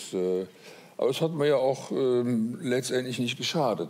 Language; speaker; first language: German; native; German